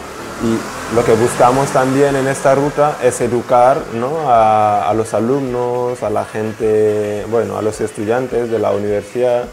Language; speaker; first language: Spanish; non-native, fluent; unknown